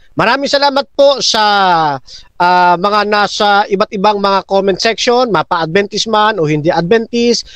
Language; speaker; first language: Filipino; native; Filipino